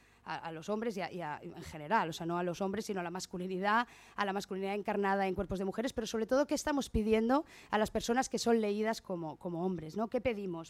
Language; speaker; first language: Spanish; native; Spanish